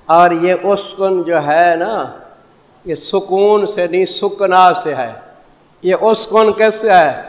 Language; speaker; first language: Urdu; non-native, local second language; Saraiki